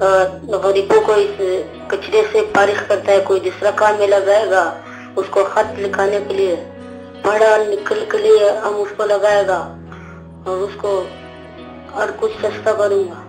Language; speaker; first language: Hindi; non-native, local second language; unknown